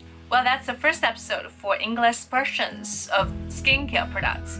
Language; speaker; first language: English; non-native, fluent; Chinese